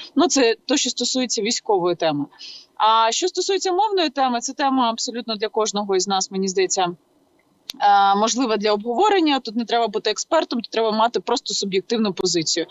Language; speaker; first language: Ukrainian; native; Ukrainian